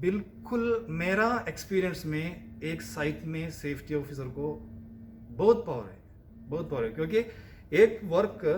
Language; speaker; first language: Hindi; non-native, local second language; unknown